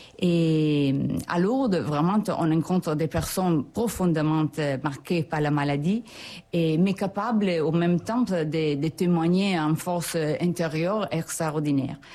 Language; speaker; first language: French; non-native, fluent; Italian